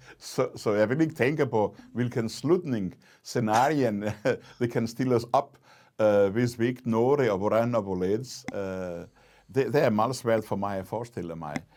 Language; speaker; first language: Danish; non-native, fluent; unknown